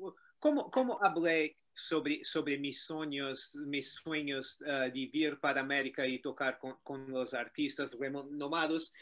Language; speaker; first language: Spanish; non-native, learner; Portuguese